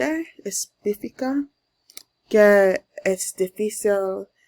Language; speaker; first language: Spanish; non-native, learner; English